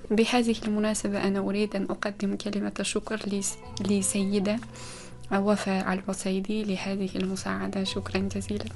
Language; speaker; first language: Arabic; non-native, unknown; Uzbek